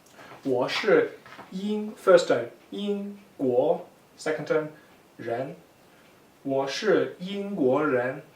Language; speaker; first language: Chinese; non-native, fluent; English